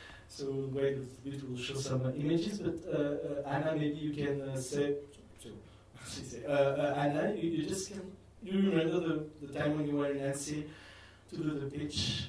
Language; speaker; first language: English; non-native, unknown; French